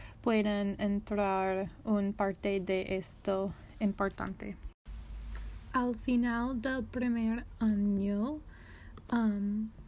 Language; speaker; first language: Spanish; non-native, learner; English